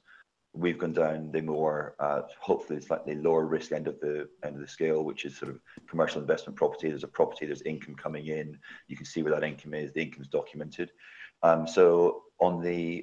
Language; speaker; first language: English; native; English